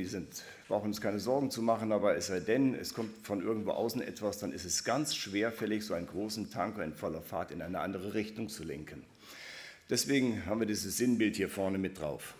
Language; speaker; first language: German; native; German